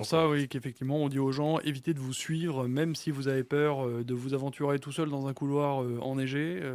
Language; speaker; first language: French; native; French